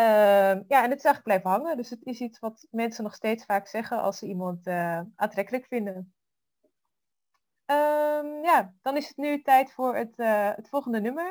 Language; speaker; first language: Dutch; native; Dutch